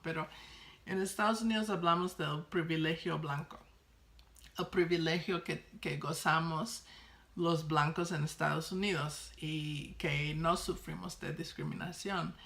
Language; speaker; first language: Spanish; non-native, fluent; English